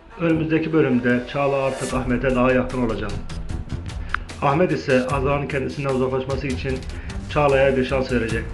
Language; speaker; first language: Turkish; native; Turkish